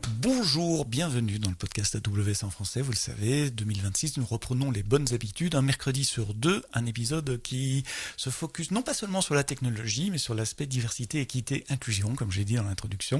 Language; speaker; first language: French; native; French